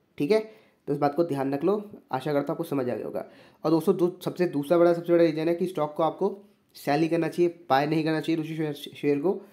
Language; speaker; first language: Hindi; native; Hindi